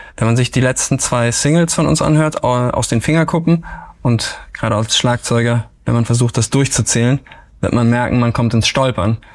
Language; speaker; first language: German; native; German